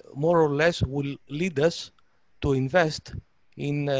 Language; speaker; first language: English; non-native, fluent; Greek